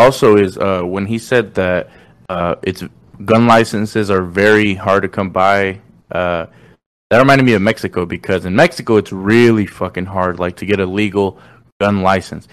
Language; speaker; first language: English; non-native, fluent; Spanish